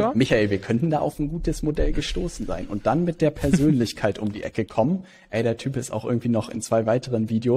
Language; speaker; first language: German; native; German